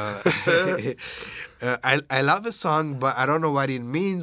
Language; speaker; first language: English; non-native, local second language; Kinyarwanda